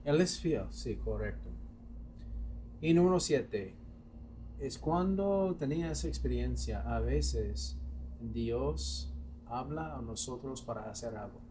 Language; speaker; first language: Spanish; non-native, fluent; English